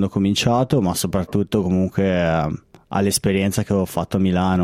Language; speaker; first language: Italian; native; Italian